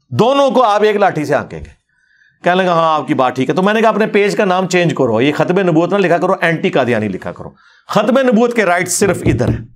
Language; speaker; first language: Urdu; non-native, local second language; Punjabi